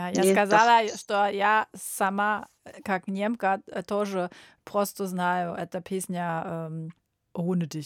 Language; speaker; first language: Russian; non-native, learner; German